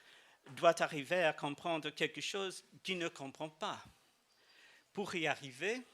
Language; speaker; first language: French; non-native, fluent; English